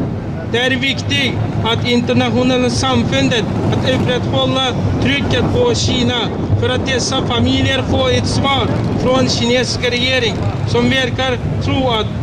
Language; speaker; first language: Swedish; non-native, fluent; Uyghur